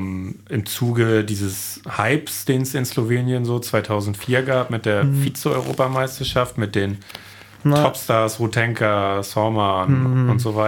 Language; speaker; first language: German; native; German